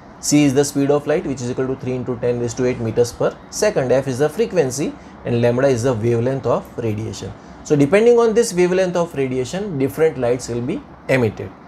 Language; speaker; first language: English; non-native, local second language; Gujarati